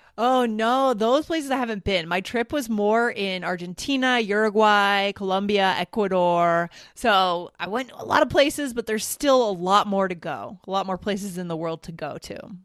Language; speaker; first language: English; native; English